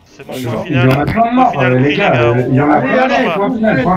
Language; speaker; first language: French; native; French